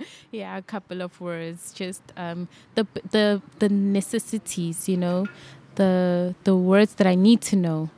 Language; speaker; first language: English; non-native, local second language; Venda